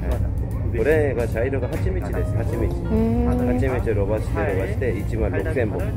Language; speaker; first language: Japanese; non-native, learner; Korean